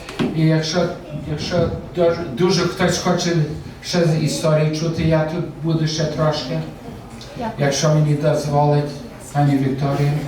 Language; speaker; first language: Ukrainian; early bilingual, heritage; Ukrainian